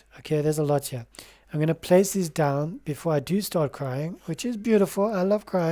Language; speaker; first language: English; native; English